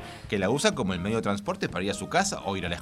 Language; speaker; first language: Spanish; native; Spanish